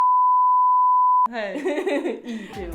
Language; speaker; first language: Japanese; non-native, learner; German